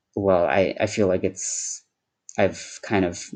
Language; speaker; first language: English; early bilingual, other home language; Wu Chinese